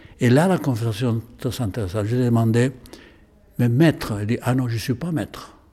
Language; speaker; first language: French; non-native, fluent; Spanish